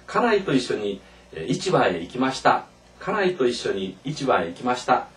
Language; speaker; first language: Japanese; non-native, fluent; Korean